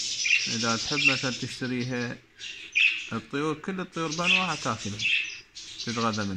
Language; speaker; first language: Arabic; native; Arabic